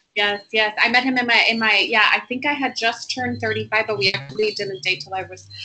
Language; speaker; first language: English; non-native, fluent; Spanish